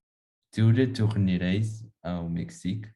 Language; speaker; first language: French; non-native, learner; Spanish